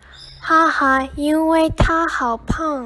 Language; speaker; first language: Chinese; non-native, learner; English